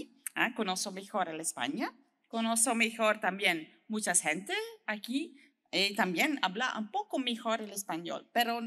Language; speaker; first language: Spanish; non-native, learner; French